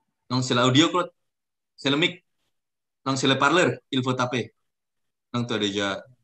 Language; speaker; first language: French; non-native, learner; Indonesian